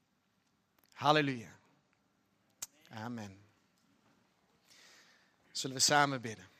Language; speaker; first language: Dutch; native; Dutch